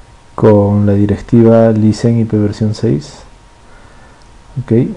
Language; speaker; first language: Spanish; native; Spanish